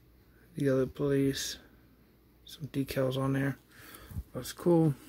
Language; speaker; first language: English; native; English